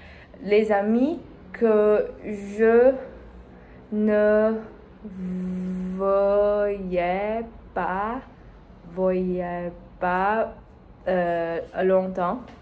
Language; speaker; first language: French; non-native, learner; Spanish